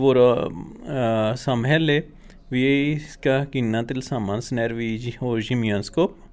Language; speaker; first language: Swedish; non-native, learner; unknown